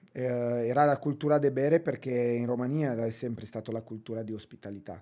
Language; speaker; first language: Italian; non-native, fluent; Romanian